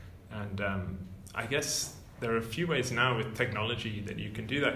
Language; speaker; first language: English; native; English